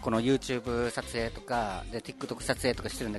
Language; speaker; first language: Japanese; native; Japanese